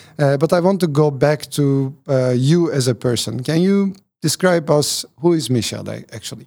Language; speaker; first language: English; non-native, fluent; Turkish